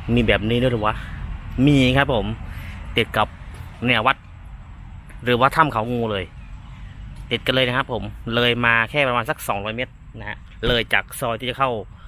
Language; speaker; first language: Thai; native; Thai